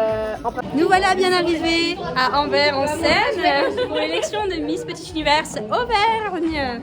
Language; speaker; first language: French; native; French